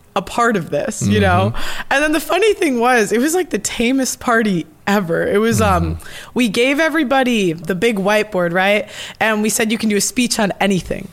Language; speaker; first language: English; native; English